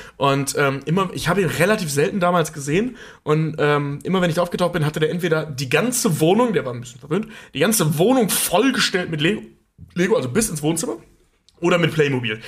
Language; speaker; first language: German; native; German